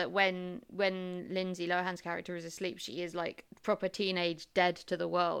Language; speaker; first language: English; native; English